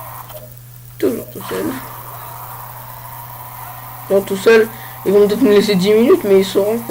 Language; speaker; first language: French; native; French